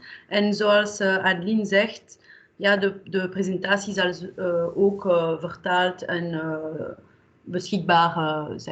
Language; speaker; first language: Dutch; non-native, local second language; French